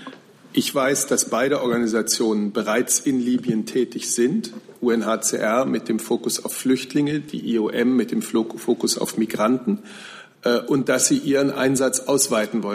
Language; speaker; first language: German; native; German